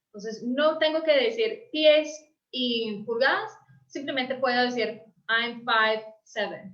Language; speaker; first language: Spanish; early bilingual, heritage; English